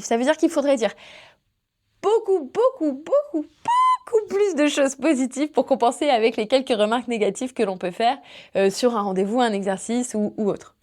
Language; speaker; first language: French; native; French